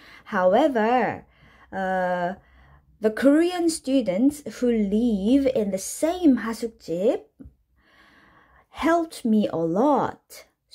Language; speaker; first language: English; non-native, fluent; Korean